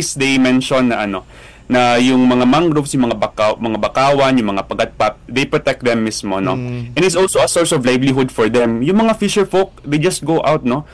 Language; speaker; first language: Filipino; non-native, local second language; Hiligaynon